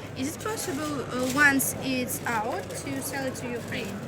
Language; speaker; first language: English; non-native, fluent; Ukrainian